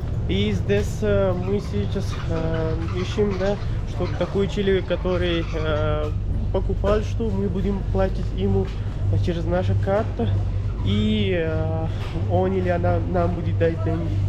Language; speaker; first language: Russian; non-native, learner; Urdu